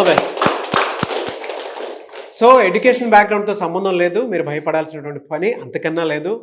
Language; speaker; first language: Telugu; native; Telugu